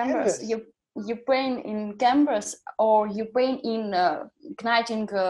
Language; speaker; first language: English; non-native, learner; Russian